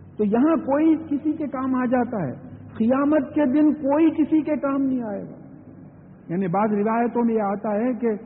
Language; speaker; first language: Urdu; native; Urdu